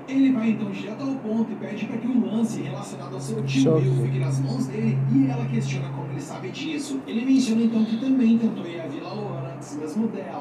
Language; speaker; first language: Portuguese; native; Portuguese